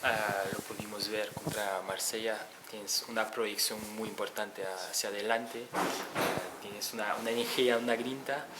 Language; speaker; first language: Spanish; non-native, fluent; French